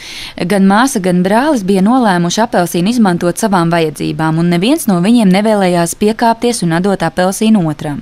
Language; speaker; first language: Latvian; native; Latvian